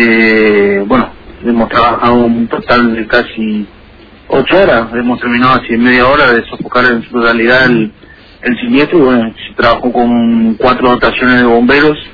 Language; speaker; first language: Spanish; native; Spanish